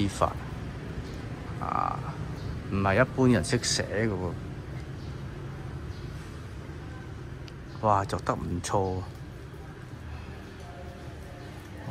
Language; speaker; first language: Chinese; early bilingual, heritage; Cantonese